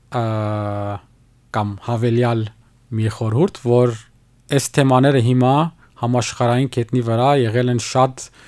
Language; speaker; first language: Armenian; early bilingual, heritage; Armenian